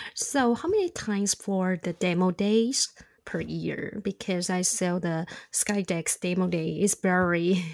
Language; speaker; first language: English; non-native, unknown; Chinese